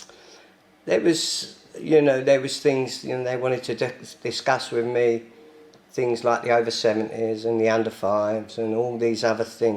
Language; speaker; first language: English; native; English